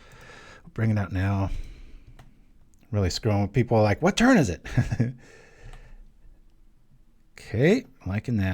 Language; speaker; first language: English; native; English